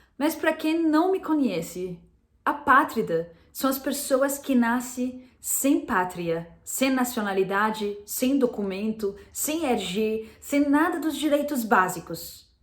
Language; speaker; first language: Portuguese; non-native, fluent; Arabic